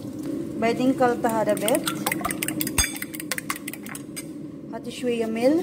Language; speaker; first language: Arabic; non-native, learner; Filipino